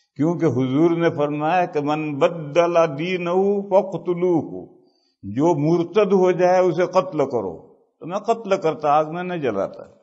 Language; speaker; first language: Urdu; non-native, local second language; Gujarati